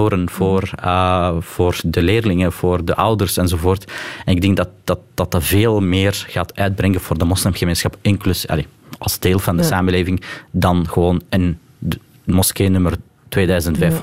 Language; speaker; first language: Dutch; non-native, local second language; Arabic